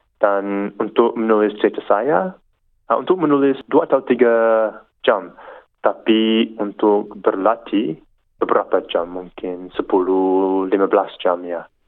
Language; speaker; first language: Indonesian; non-native, learner; English